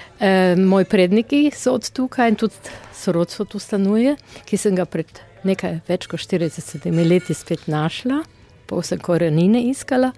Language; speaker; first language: Slovenian; non-native, fluent; German